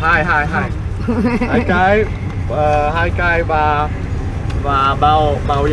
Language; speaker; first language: Vietnamese; non-native, learner; Czech